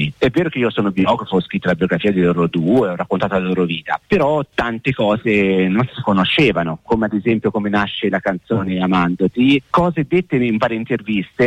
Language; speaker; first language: Italian; native; Italian